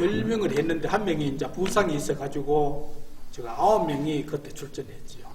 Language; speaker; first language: Korean; native; Korean